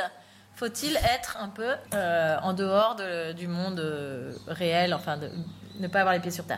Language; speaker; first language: French; native; French